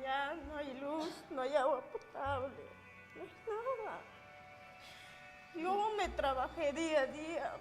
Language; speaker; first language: Spanish; non-native, local second language; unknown